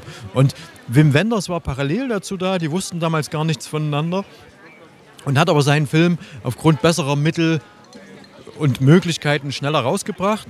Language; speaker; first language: German; native; German